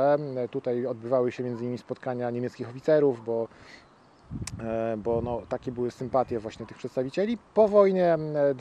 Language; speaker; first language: Polish; native; Polish